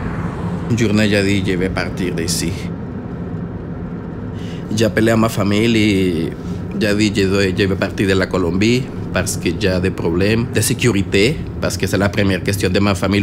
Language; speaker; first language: French; non-native, learner; Spanish